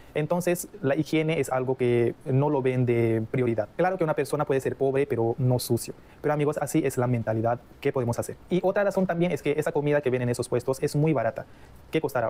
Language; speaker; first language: Spanish; non-native, fluent; Hindi